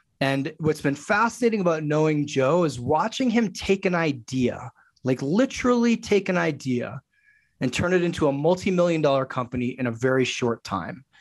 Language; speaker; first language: English; native; English